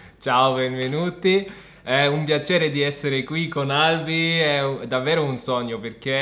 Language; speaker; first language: Italian; non-native, fluent; German